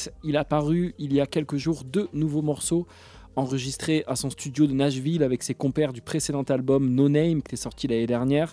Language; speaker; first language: French; native; French